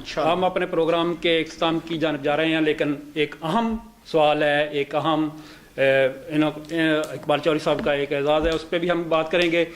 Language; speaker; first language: Urdu; native; Urdu